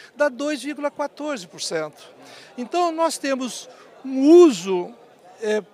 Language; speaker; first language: Portuguese; native; Portuguese